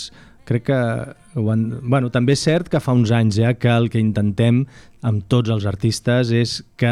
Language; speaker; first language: Catalan; native; Catalan